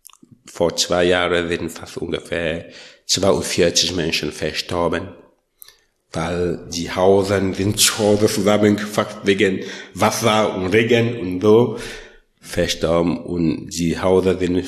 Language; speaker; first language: German; non-native, learner; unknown